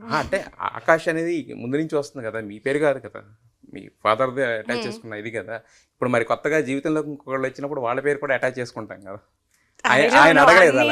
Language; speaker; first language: Telugu; native; Telugu